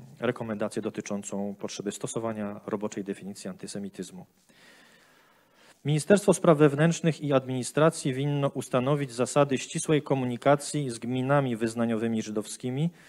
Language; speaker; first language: Polish; native; Polish